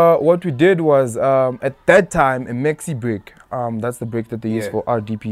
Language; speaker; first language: English; non-native, local second language; Tsonga